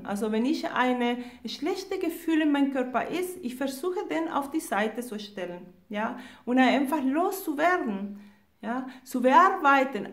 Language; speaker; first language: German; non-native, fluent; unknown